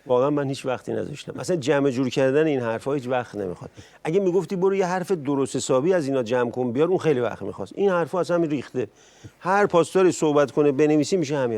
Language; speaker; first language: Persian; native; Persian